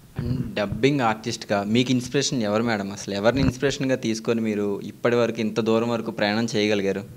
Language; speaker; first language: Telugu; native; Telugu